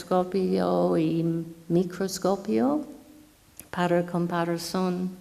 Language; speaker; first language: Spanish; non-native, fluent; English